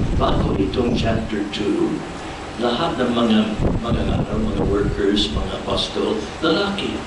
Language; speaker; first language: Filipino; non-native, fluent; English